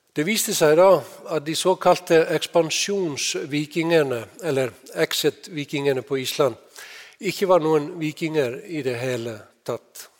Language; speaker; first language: Norwegian; non-native, fluent; Icelandic